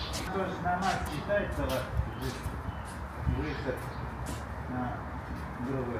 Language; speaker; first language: Russian; non-native, learner; Uzbek